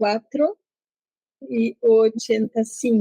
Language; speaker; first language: Spanish; non-native, learner; Portuguese